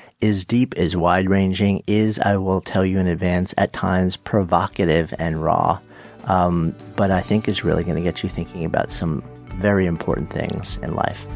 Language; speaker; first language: English; native; English